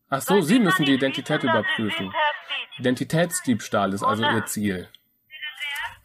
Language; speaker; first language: German; native; German